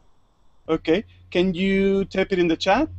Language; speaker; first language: English; non-native, fluent; Spanish